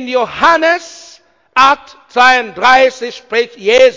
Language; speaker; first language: German; non-native, learner; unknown